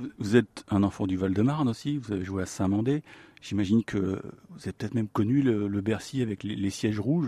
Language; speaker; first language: French; native; French